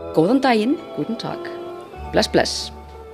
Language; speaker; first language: German; non-native, learner; Icelandic